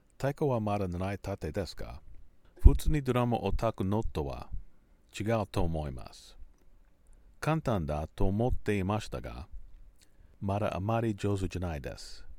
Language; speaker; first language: Japanese; non-native, learner; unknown